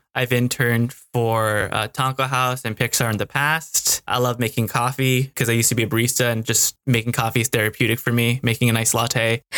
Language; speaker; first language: English; native; English